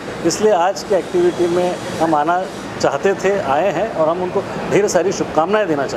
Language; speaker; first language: Hindi; native; Hindi